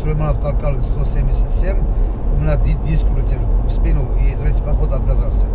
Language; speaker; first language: Russian; non-native, local second language; Armenian